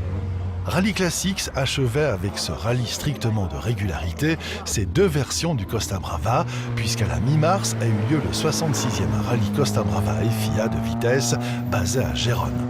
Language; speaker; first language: French; native; French